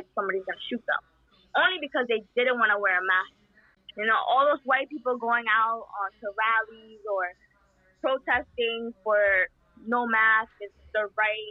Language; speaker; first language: English; non-native, fluent; Spanish